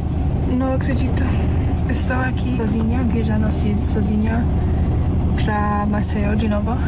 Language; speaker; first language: Portuguese; non-native, learner; English